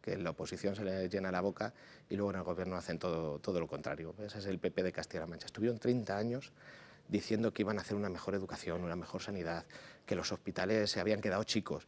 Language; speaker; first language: Spanish; native; Spanish